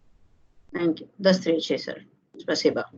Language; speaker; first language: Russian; non-native, learner; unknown